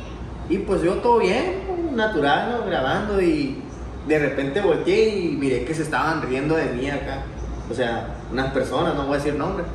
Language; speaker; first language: Spanish; native; Spanish